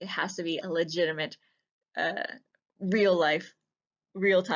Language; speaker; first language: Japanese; non-native, fluent; English